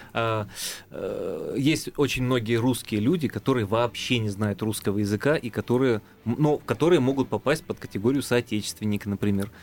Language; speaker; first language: Russian; native; Russian